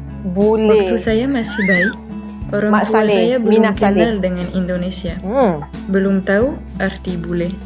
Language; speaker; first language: Indonesian; non-native, fluent; French